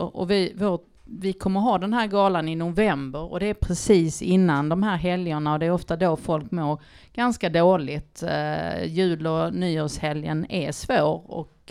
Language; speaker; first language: Swedish; native; Swedish